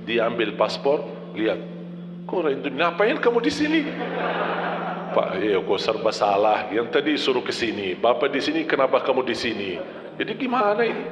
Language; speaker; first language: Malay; non-native, fluent; Arabic